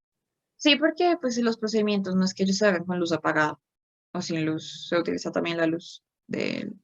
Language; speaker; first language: Spanish; native; Spanish